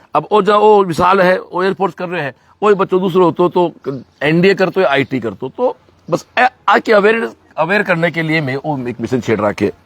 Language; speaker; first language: Hindi; native; Hindi